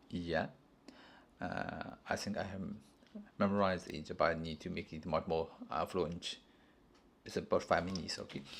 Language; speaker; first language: English; non-native, learner; Chinese